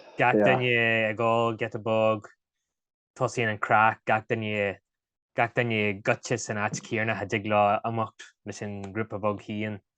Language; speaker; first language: Irish; native; Irish